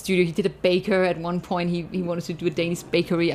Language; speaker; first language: English; non-native, fluent; Danish